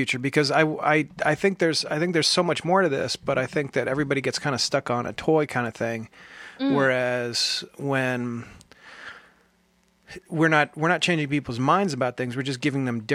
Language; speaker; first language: English; native; English